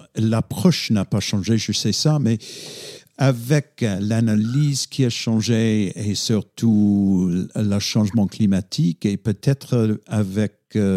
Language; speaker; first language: French; non-native, fluent; English